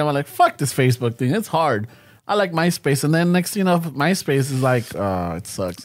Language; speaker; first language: English; early bilingual, other home language; Spanish